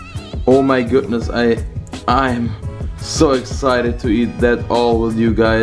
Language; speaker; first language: English; non-native, learner; Bosnian